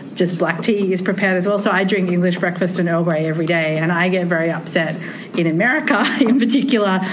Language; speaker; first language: English; native; English